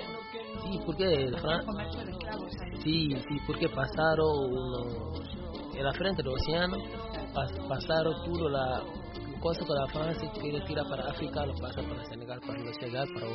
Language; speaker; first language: Spanish; non-native, learner; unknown